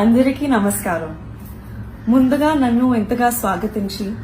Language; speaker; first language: Telugu; non-native, learner; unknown